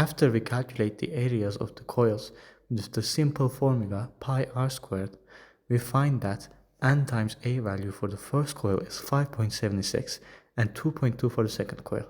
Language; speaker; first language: English; non-native, fluent; Turkish